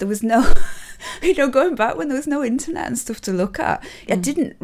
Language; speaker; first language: English; native; English